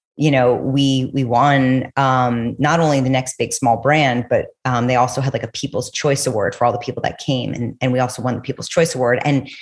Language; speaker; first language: English; native; English